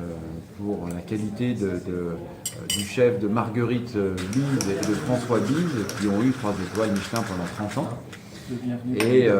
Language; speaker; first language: French; native; French